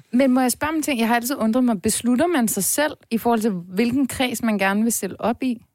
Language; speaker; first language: Danish; early bilingual, other home language; Turkish